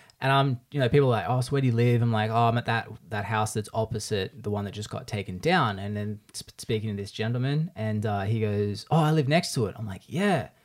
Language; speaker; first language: English; native; English